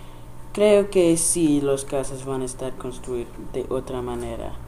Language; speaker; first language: Spanish; non-native, learner; English